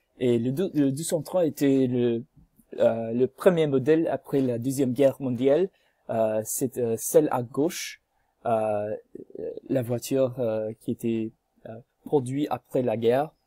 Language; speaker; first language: French; non-native, learner; English